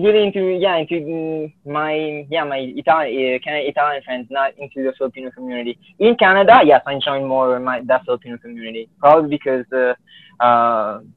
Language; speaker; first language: English; non-native, fluent; Filipino